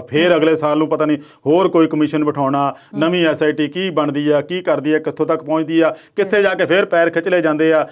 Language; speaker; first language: Punjabi; native; Punjabi